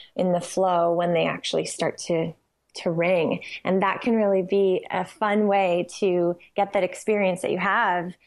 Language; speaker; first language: English; native; English